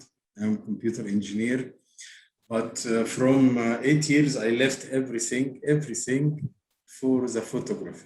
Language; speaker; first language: English; non-native, learner; Arabic